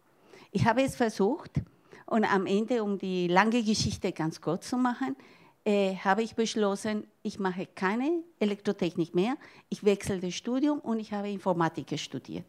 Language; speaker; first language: German; non-native, fluent; Spanish